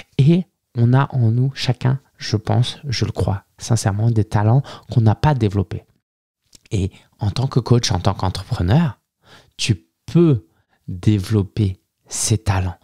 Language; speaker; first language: French; early bilingual, other home language; Chinese